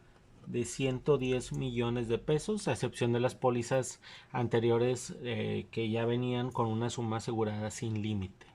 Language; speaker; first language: Spanish; native; Spanish